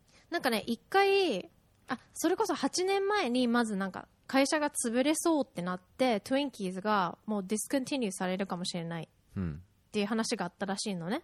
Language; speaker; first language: Japanese; native; Japanese